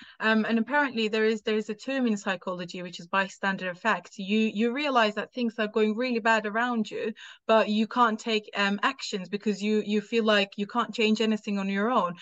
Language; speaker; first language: English; non-native, fluent; Turkish